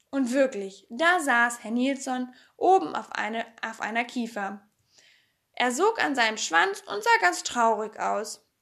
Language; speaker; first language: German; native; German